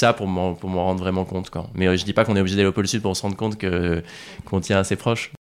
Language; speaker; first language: French; native; French